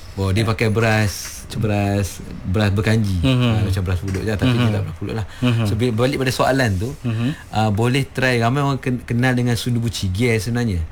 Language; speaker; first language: Malay; native; Malay